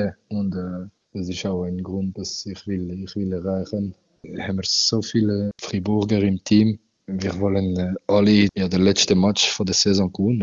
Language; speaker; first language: German; non-native, local second language; French